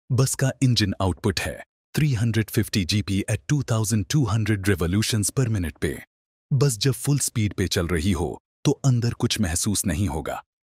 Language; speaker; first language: Hindi; non-native, local second language; Marathi